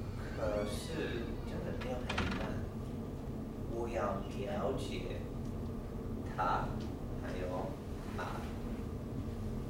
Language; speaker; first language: Chinese; non-native, learner; English